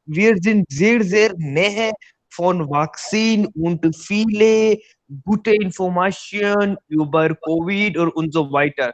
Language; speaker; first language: German; non-native, learner; Hindi